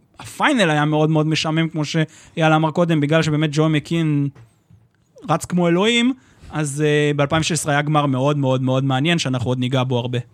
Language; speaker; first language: Hebrew; native; Hebrew